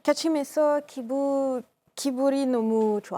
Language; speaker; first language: Korean; non-native, learner; French